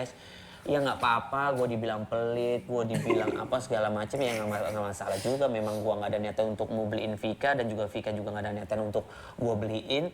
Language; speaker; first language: Indonesian; native; Indonesian